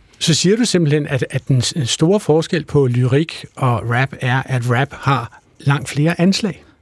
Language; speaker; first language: Danish; native; Danish